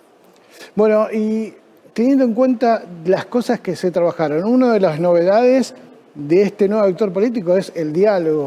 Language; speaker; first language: Spanish; native; Spanish